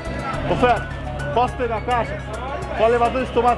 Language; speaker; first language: Portuguese; native; Portuguese